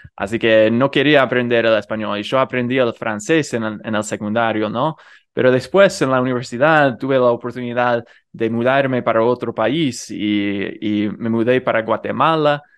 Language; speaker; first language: Spanish; non-native, fluent; English